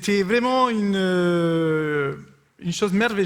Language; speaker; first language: French; non-native, fluent; Spanish